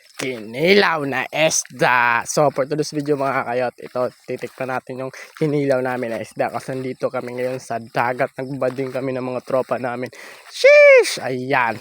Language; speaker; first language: Filipino; non-native, local second language; Masbatenyo